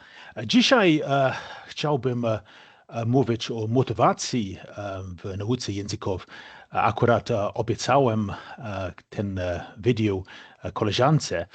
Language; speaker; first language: Polish; non-native, fluent; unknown